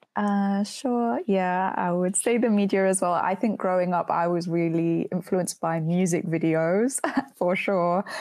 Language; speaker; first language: English; native; English